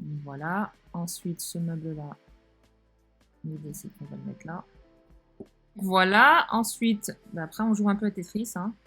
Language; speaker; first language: French; native; French